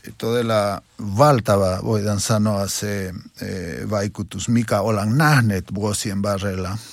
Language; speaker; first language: Finnish; non-native, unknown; Spanish